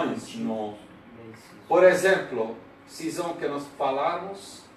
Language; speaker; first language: Portuguese; non-native, learner; Persian